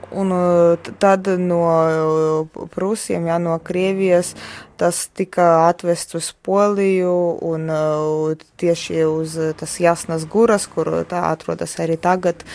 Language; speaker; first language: Latvian; non-native, fluent; Polish